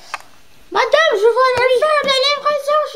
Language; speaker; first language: French; non-native, learner; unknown